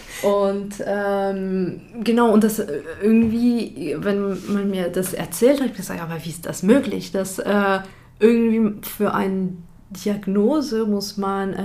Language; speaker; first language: German; non-native, fluent; French